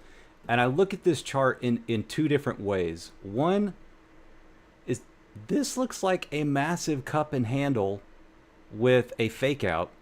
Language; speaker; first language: English; native; English